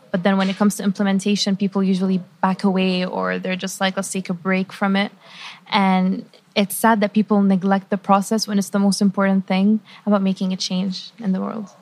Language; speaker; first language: English; non-native, fluent; Arabic